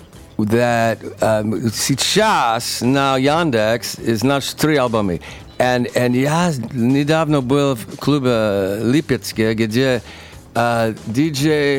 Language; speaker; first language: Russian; non-native, learner; English